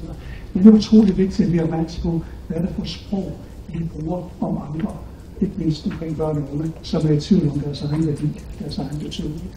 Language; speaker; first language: Danish; native; Danish